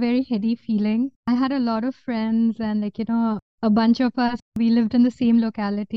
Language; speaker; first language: English; non-native, local second language; Bangla